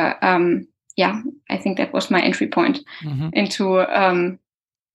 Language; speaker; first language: English; non-native, fluent; German